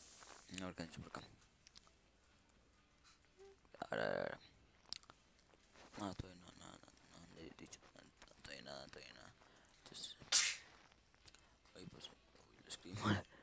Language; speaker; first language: Spanish; native; Spanish